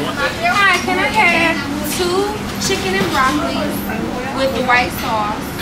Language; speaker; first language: English; native; English